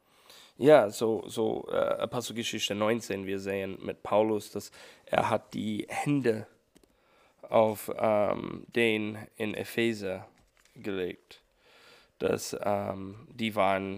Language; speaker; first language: German; non-native, learner; English